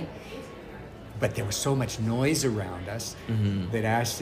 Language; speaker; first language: English; native; English